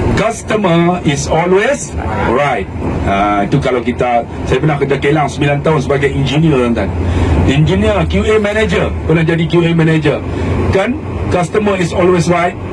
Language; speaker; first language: Malay; native; Malay